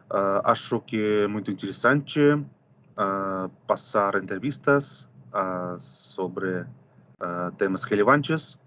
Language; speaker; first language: Portuguese; non-native, fluent; Russian